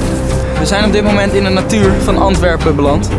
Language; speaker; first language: Dutch; native; Dutch